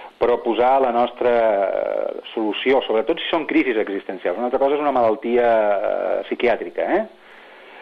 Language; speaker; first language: Catalan; non-native, local second language; Spanish